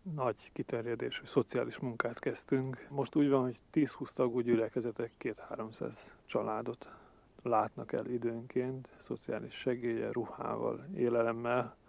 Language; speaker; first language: Hungarian; native; Hungarian